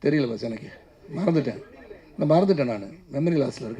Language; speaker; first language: Tamil; native; Tamil